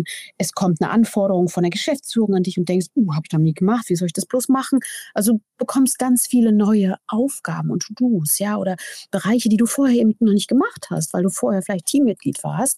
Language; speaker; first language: German; native; German